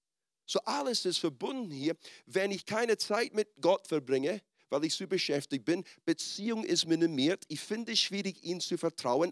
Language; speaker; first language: German; non-native, fluent; English